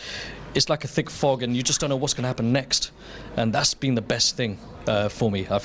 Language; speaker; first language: English; early bilingual, other home language; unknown